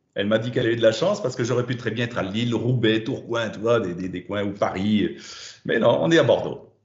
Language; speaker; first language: French; non-native, fluent; German